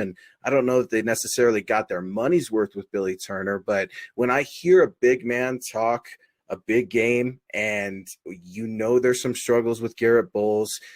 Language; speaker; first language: English; native; English